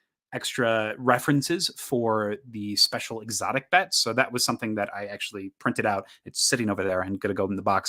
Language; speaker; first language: English; native; English